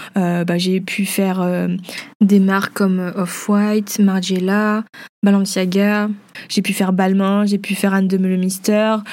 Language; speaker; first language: French; early bilingual, other home language; Vietnamese